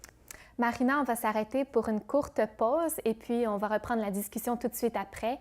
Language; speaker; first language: French; native; French